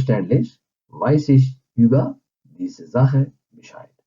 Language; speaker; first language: German; non-native, fluent; Urdu